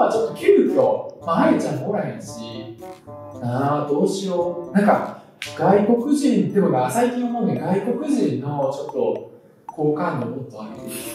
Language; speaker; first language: Japanese; early bilingual, other home language; Russian